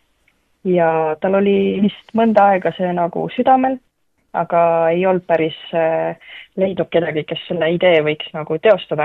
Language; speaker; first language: Estonian; native; Estonian